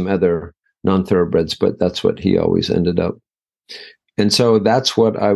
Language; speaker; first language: English; native; English